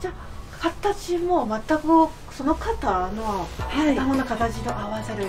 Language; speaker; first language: Japanese; non-native, fluent; Cantonese